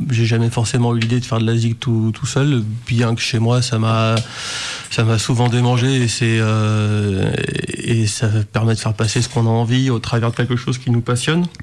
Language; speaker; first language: French; native; French